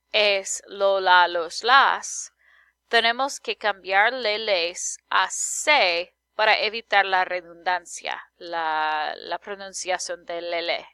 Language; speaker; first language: Spanish; non-native, fluent; English